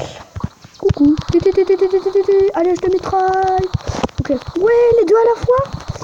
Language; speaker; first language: French; native; French